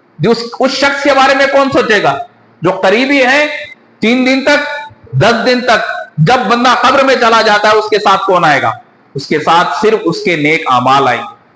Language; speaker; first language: Urdu; native; Urdu